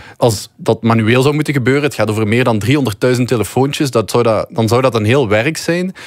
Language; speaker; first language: Dutch; native; Dutch